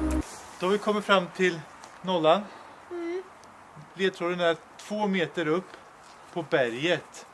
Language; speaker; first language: Swedish; native; Swedish